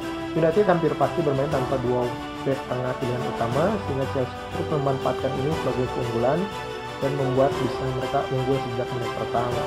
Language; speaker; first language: Indonesian; native; Indonesian